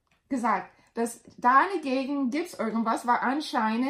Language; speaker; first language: German; non-native, learner; English